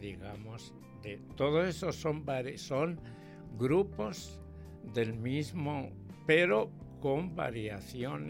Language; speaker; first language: Spanish; native; Spanish